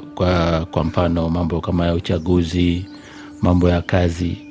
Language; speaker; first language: Swahili; non-native, local second language; Gusii